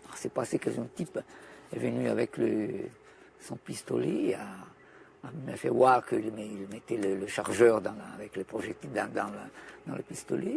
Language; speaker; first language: French; non-native, fluent; Italian